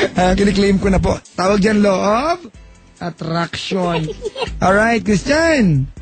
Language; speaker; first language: Filipino; native; Filipino